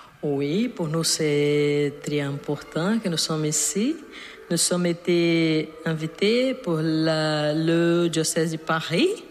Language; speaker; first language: French; non-native, learner; Portuguese